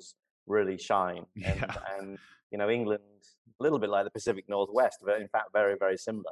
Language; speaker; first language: English; native; English